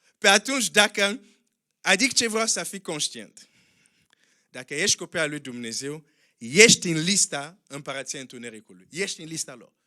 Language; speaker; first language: Romanian; non-native, fluent; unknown